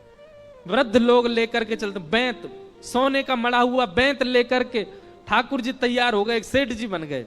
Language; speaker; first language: Hindi; native; Hindi